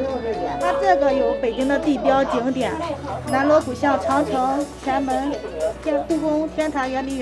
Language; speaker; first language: Chinese; native; Chinese